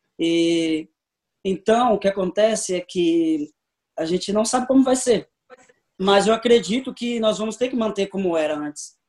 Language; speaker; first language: Portuguese; native; Portuguese